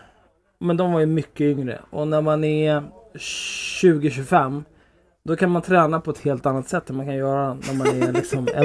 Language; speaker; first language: Swedish; native; Swedish